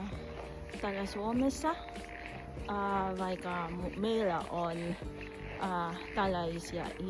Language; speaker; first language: Finnish; non-native, learner; Filipino